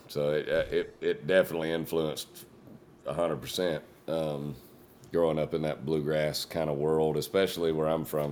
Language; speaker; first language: English; native; English